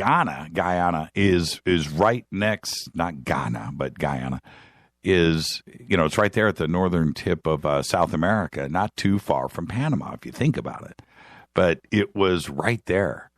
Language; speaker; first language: English; native; English